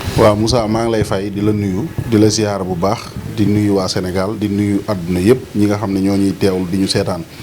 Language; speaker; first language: Wolof; non-native, local second language; Serer